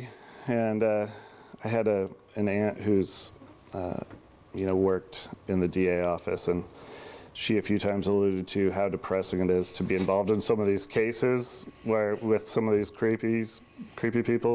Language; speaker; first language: English; native; English